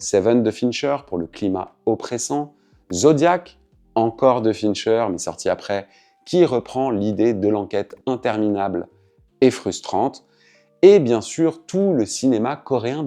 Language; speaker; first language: French; native; French